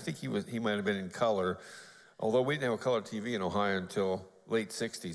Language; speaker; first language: English; native; English